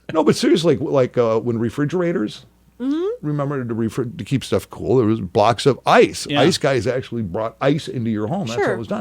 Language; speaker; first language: English; native; English